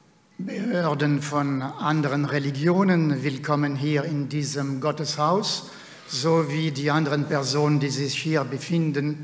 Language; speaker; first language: German; non-native, fluent; French